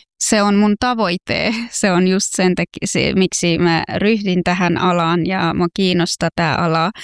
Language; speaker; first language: Finnish; non-native, fluent; Persian